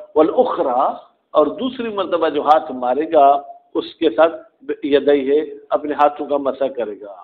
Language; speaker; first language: Urdu; non-native, local second language; Sindhi